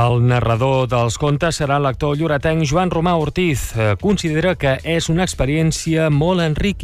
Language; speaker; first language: Catalan; native; Catalan